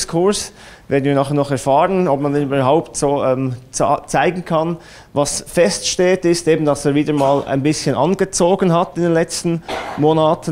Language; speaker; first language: German; native; German